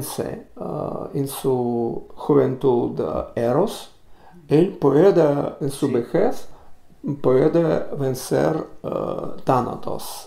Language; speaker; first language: Spanish; non-native, learner; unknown